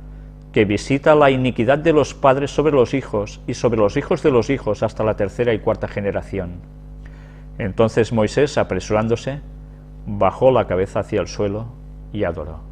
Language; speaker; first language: Spanish; native; Spanish